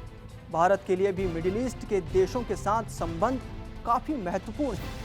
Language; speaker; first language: Hindi; native; Hindi